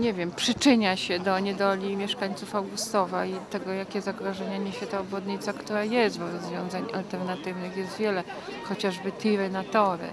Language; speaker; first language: Polish; native; Polish